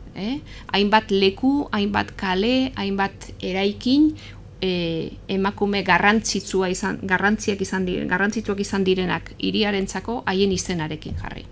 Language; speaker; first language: Basque; non-native, local second language; Spanish